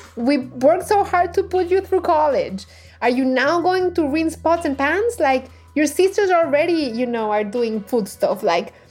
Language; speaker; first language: English; non-native, fluent; Spanish